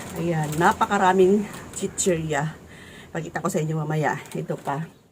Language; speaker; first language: Filipino; native; Filipino